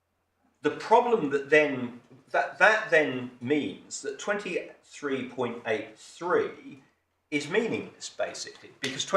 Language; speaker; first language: English; native; English